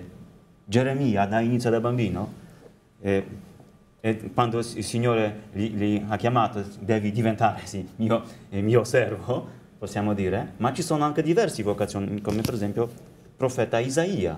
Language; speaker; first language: Italian; non-native, learner; Polish